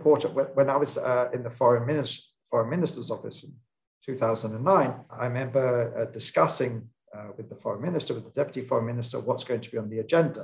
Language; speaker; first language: English; native; English